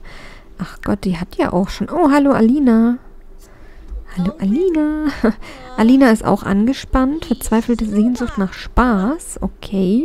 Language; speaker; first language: German; native; German